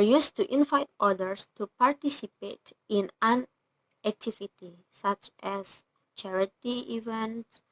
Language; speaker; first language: English; non-native, learner; Indonesian